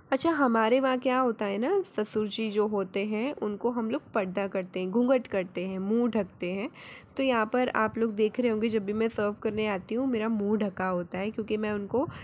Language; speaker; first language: Hindi; native; Hindi